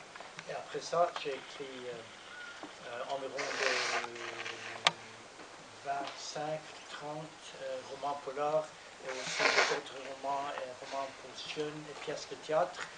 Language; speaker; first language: French; non-native, learner; Norwegian